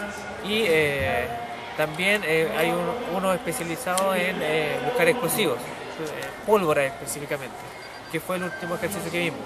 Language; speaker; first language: Spanish; native; Spanish